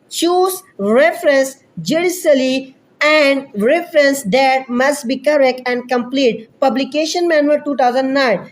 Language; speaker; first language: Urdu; native; Urdu